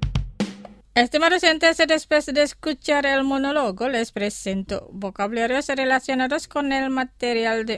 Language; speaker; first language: Spanish; non-native, fluent; Indonesian